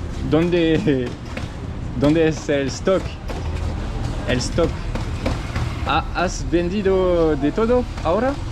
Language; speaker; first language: Spanish; non-native, learner; French